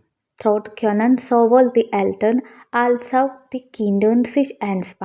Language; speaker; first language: German; non-native, learner; Malayalam